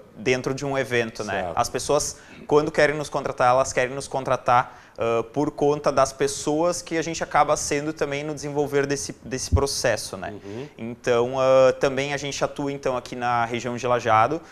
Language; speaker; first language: Portuguese; native; Portuguese